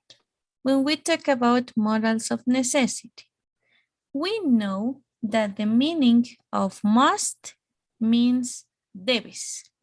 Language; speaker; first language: English; non-native, fluent; Spanish